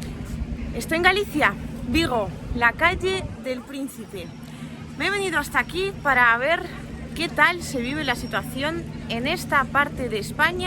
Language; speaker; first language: Spanish; non-native, fluent; Russian